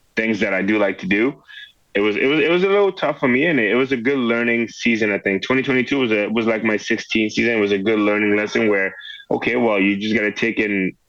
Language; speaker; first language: English; non-native, fluent; French